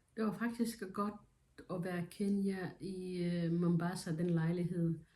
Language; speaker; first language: Danish; non-native, fluent; Somali